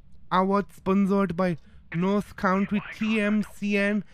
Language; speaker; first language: English; non-native, learner; German